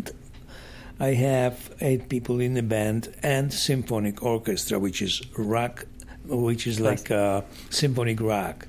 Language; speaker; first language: English; non-native, fluent; Polish